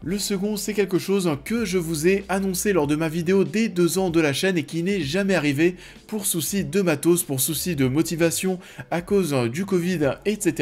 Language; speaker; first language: French; native; French